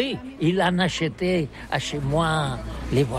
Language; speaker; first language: French; non-native, learner; Catalan